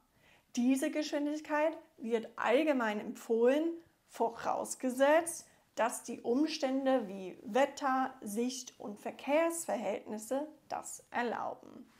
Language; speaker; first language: German; non-native, fluent; English